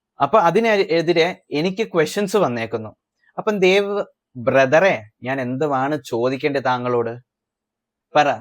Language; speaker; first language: Malayalam; early bilingual, heritage; Malayalam